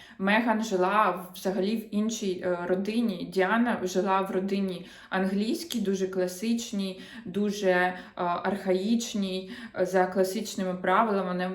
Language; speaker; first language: Ukrainian; non-native, local second language; Russian